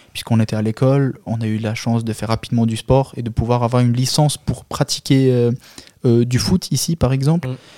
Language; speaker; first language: French; non-native, fluent; Albanian